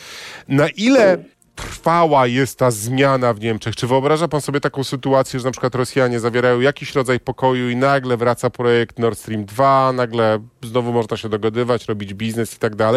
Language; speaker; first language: Polish; native; Polish